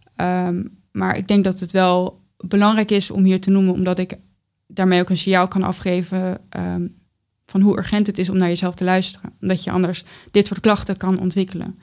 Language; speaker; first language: Dutch; native; Dutch